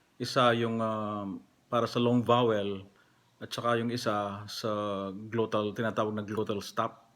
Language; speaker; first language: Filipino; non-native, local second language; Pampanga